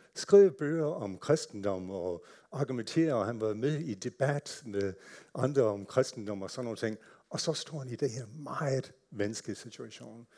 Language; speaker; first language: Danish; non-native, fluent; English